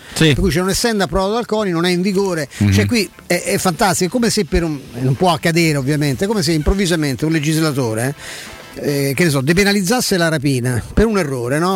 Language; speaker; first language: Italian; native; Italian